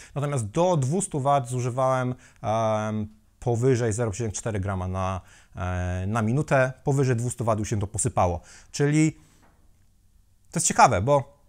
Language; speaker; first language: Polish; native; Polish